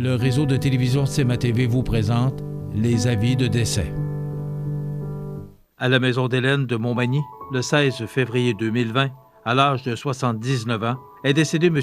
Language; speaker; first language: French; native; French